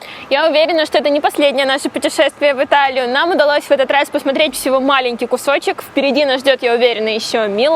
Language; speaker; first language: Russian; native; Russian